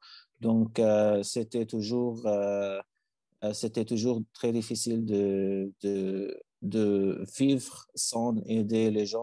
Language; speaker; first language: French; non-native, learner; Arabic